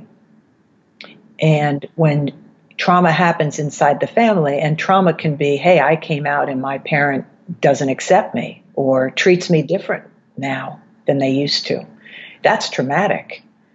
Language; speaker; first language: English; native; English